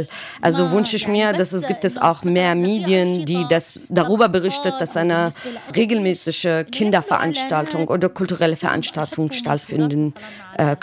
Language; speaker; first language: German; non-native, learner; Arabic